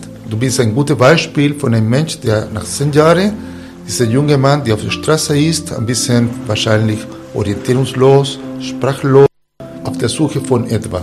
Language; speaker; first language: German; non-native, learner; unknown